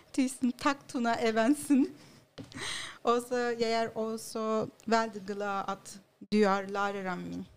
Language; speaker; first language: Norwegian; non-native, learner; Turkish